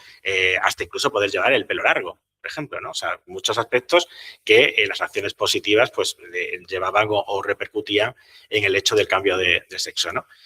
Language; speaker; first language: Spanish; native; Spanish